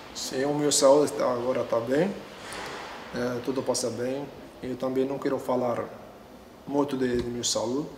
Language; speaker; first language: Portuguese; non-native, learner; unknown